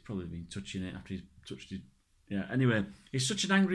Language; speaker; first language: English; native; English